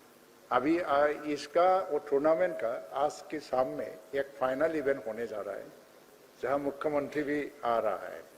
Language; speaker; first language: Hindi; non-native, local second language; Bodo